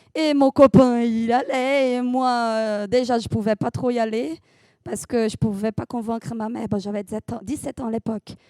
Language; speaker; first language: French; non-native, fluent; Portuguese